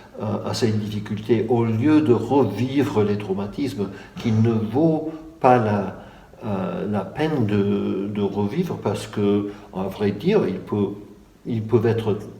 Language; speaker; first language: French; non-native, fluent; English